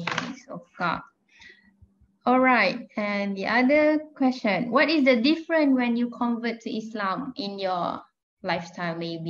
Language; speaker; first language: English; non-native, fluent; Malay